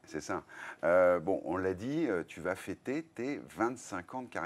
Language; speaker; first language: French; native; French